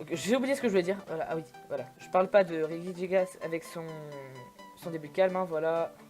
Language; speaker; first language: French; native; French